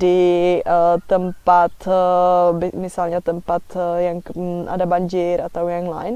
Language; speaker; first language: Indonesian; non-native, fluent; Czech